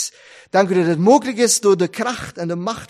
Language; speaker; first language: Dutch; non-native, fluent; German